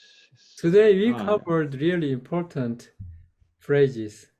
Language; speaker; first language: English; non-native, fluent; Korean